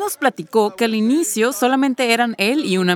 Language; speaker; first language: Spanish; native; Spanish